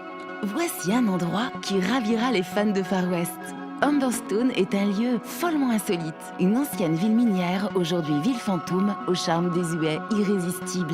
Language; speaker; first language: French; native; French